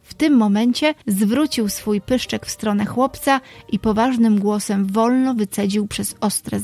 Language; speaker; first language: Polish; native; Polish